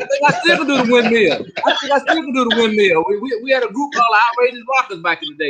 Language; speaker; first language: English; native; English